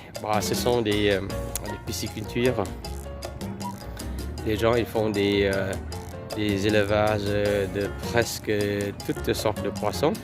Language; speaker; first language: French; non-native, fluent; Vietnamese